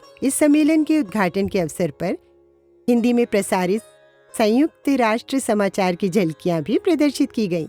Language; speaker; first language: Hindi; native; Hindi